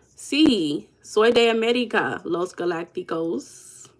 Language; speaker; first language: Spanish; non-native, learner; English